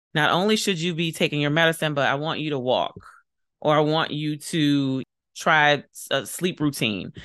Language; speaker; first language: English; native; English